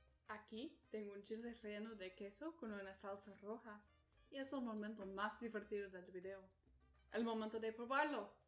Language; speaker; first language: Spanish; non-native, learner; English